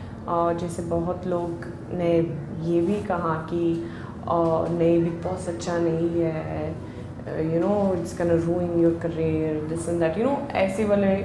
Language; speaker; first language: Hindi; non-native, learner; Swedish